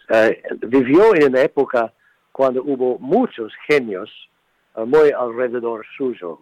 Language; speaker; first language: Spanish; non-native, fluent; English